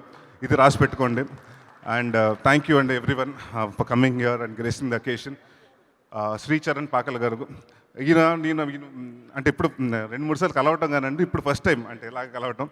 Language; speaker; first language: Telugu; native; Telugu